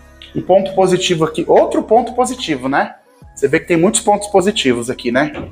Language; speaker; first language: Portuguese; native; Portuguese